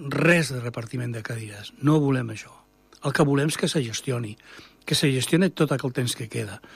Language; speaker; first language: Catalan; native; Catalan